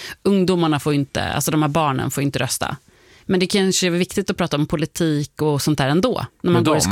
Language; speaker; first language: Swedish; native; Swedish